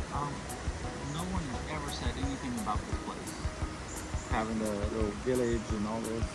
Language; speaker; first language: English; native; English